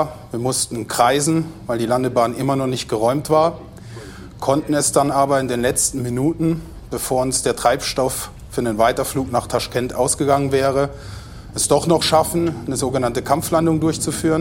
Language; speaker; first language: German; native; German